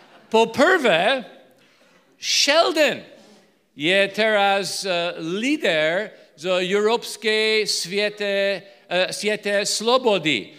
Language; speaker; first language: Slovak; non-native, learner; English